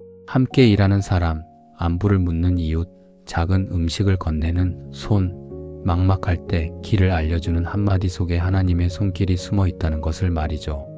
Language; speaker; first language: Korean; native; Korean